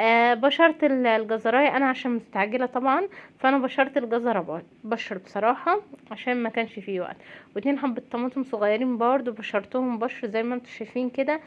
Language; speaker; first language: Arabic; native; Arabic